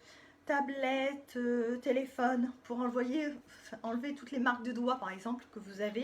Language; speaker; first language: French; native; French